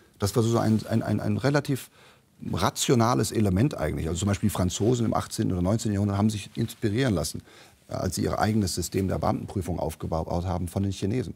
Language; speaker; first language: German; native; German